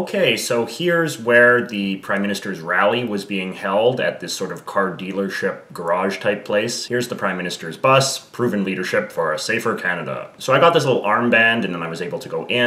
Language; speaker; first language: English; native; English